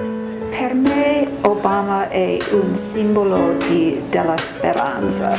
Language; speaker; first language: Italian; non-native, fluent; English